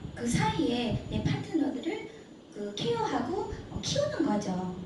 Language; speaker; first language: Korean; early bilingual, heritage; Korean